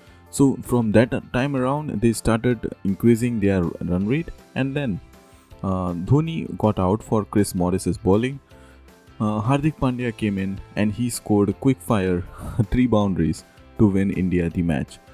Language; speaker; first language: English; non-native, local second language; Hindi